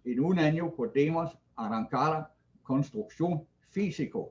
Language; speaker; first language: Spanish; non-native, fluent; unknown